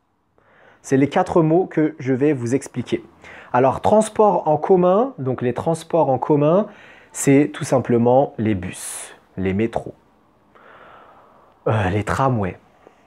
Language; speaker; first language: French; native; French